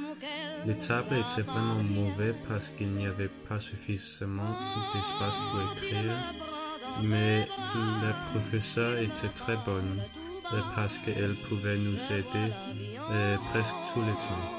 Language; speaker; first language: French; non-native, learner; Danish